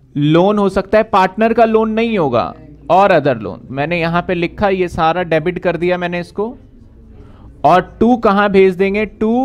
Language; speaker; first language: Hindi; native; Hindi